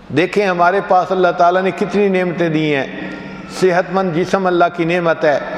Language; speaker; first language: Urdu; non-native, local second language; Punjabi